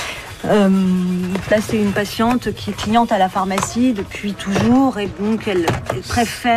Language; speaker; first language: French; native; French